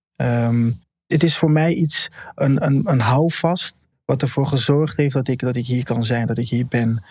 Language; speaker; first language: Dutch; early bilingual, other home language; Papiamento